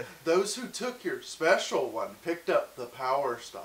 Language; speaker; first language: English; native; English